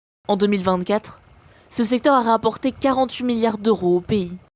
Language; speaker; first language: French; native; French